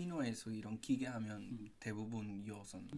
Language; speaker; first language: Korean; non-native, fluent; Spanish